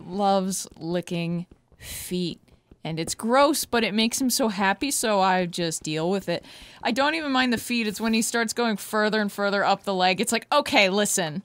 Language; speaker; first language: English; native; English